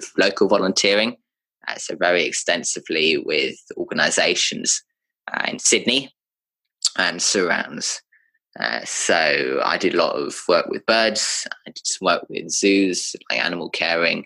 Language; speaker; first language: English; native; English